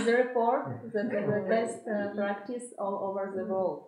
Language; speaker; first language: English; non-native, fluent; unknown